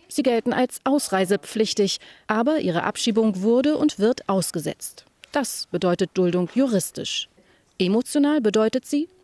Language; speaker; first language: German; native; German